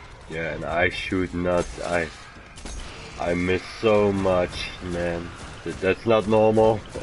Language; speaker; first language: English; non-native, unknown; Dutch